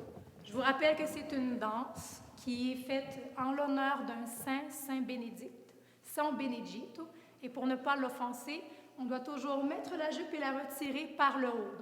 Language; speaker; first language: French; non-native, fluent; Portuguese